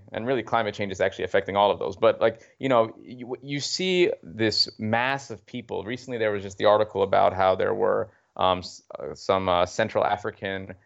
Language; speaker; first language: English; native; English